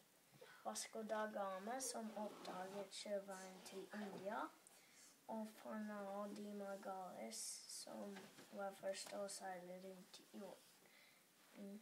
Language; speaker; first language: Norwegian; early bilingual, other home language; English